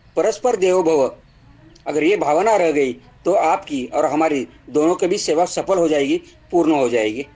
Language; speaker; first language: Hindi; non-native, local second language; Marathi